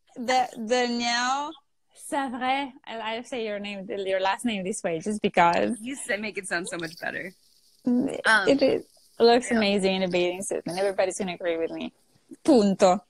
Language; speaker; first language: English; non-native, fluent; Italian